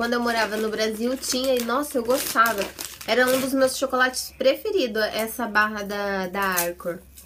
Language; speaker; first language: Portuguese; native; Portuguese